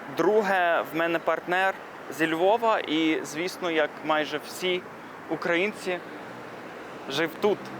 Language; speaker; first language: Ukrainian; non-native, fluent; English